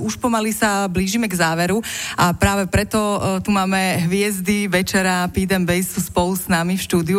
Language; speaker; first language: Slovak; native; Slovak